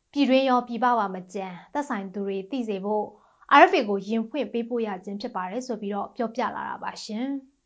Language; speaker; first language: Burmese; native; Burmese